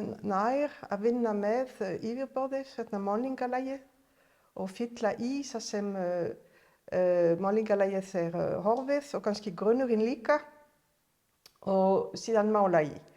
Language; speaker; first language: Icelandic; non-native, fluent; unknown